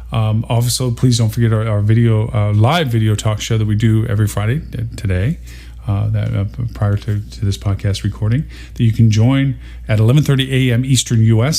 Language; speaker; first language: English; native; English